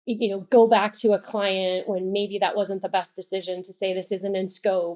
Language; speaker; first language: English; native; English